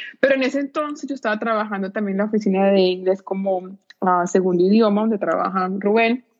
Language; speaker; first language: Spanish; native; Spanish